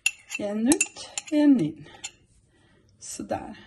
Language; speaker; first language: Swedish; non-native, learner; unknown